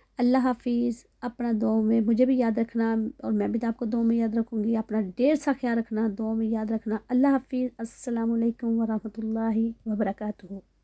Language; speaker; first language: Urdu; non-native, local second language; Punjabi